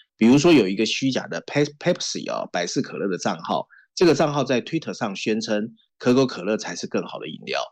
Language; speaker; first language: Chinese; native; Chinese